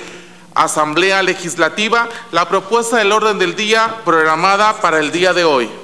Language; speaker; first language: Spanish; native; Spanish